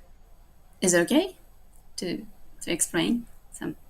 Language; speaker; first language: English; non-native, learner; Japanese